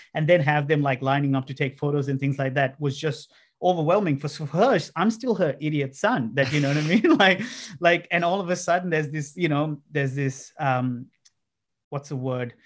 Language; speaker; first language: English; non-native, local second language; Sinhala